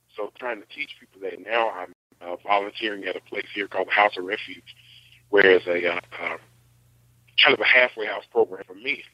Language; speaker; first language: English; native; English